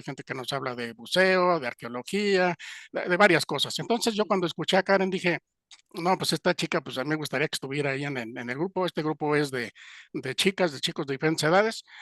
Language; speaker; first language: Spanish; native; Spanish